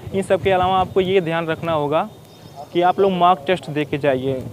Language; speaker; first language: Hindi; native; Hindi